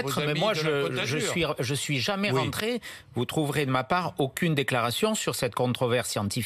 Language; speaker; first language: French; native; French